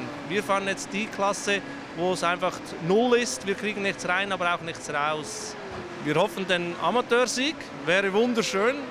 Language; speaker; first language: German; native; German